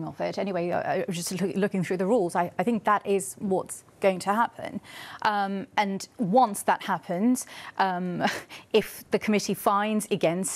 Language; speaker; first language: English; non-native, local second language; Bangla